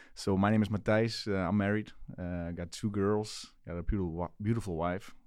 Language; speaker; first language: English; non-native, fluent; Dutch